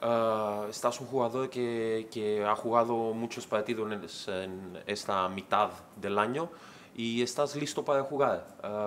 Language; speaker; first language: Spanish; non-native, learner; Greek